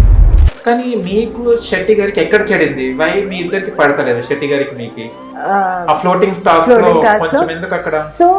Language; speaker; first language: Telugu; native; Telugu